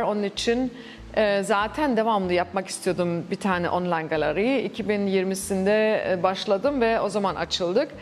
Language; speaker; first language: Turkish; early bilingual, heritage; Turkish